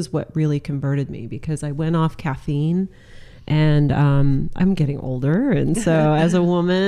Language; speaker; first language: English; native; English